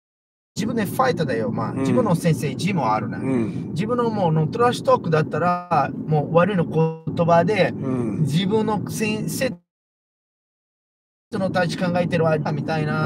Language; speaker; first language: Japanese; non-native, learner; Portuguese